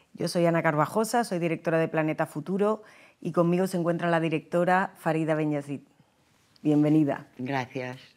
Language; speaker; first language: Spanish; native; Spanish